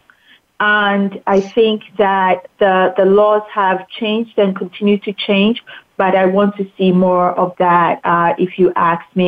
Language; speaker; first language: English; non-native, local second language; Akan